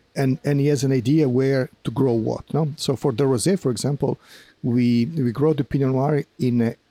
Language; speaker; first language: English; non-native, fluent; Italian